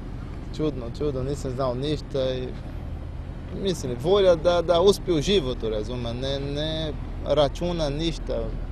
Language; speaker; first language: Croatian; non-native, learner; Portuguese